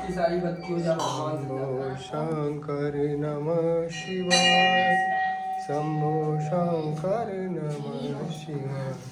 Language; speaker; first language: Hindi; native; Hindi